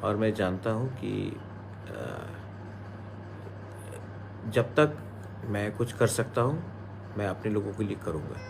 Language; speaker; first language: Hindi; non-native, local second language; Kok Borok